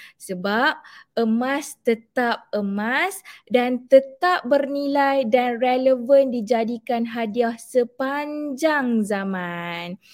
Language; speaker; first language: Malay; native; Malay